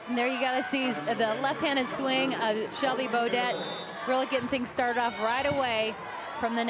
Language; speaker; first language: English; native; English